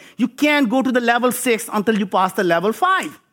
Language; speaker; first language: English; non-native, local second language; Hindi